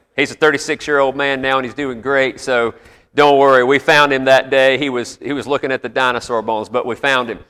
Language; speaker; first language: English; native; English